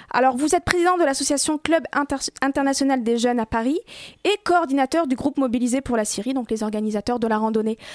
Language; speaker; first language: French; native; French